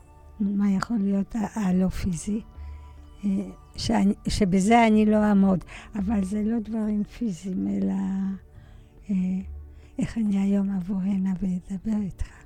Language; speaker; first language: Hebrew; early bilingual, other home language; Polish